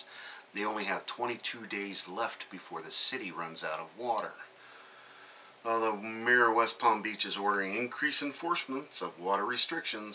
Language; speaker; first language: English; native; English